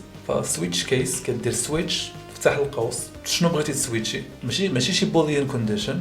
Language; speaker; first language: Arabic; native; Arabic